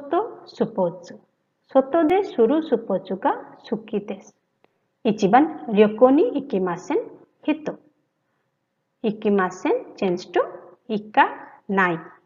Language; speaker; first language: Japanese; non-native, fluent; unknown